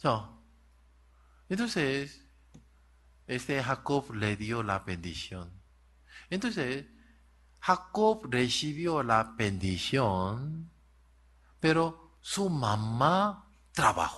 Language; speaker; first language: Spanish; non-native, learner; Korean